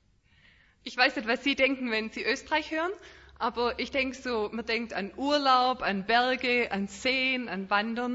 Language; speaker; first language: German; native; German